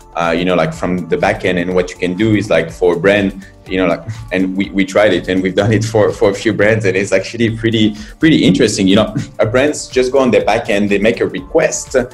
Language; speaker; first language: English; non-native, fluent; French